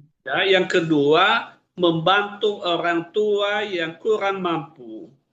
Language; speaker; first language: Indonesian; non-native, local second language; Nias